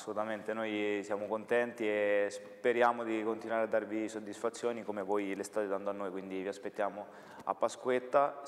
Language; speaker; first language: Italian; native; Italian